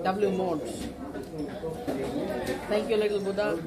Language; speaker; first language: English; non-native, learner; Hindi